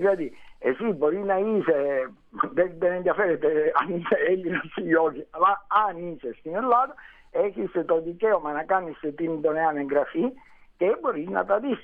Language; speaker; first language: Greek; non-native, learner; Italian